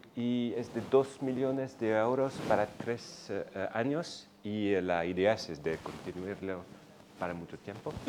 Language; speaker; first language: Spanish; non-native, learner; French